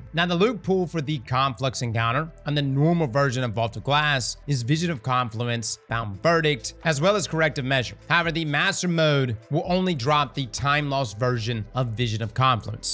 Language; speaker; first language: English; native; English